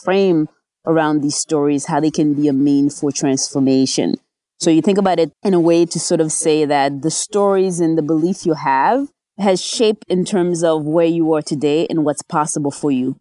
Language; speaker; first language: English; native; English